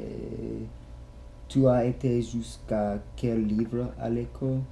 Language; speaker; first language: French; non-native, learner; English